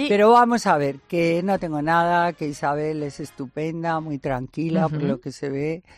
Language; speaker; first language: Spanish; native; Spanish